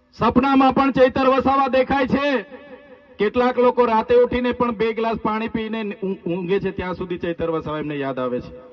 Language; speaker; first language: Gujarati; non-native, local second language; Bhili